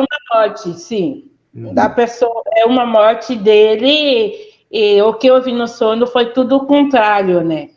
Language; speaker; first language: Portuguese; non-native, fluent; Haitian Creole